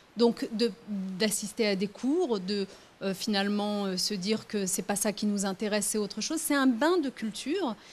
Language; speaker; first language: French; early bilingual, other home language; Riffian